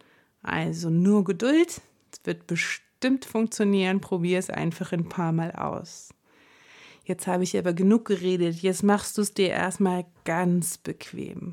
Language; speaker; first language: German; native; German